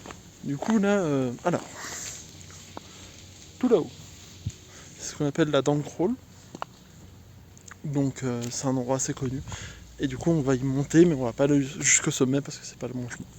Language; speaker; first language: French; native; French